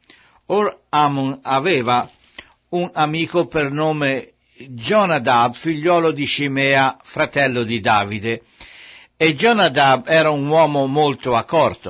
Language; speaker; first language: Italian; native; Italian